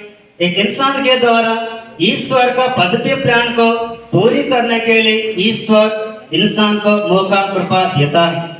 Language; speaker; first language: Hindi; non-native, local second language; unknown